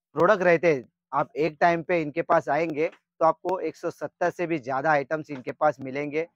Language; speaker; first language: Hindi; non-native, local second language; Marathi